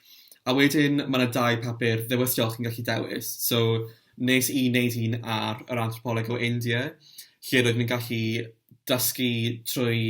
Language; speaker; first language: Welsh; non-native, local second language; English